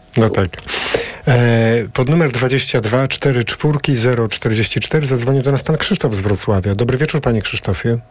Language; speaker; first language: Polish; native; Polish